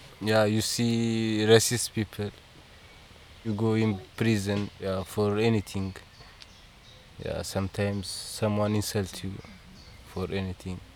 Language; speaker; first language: English; non-native, learner; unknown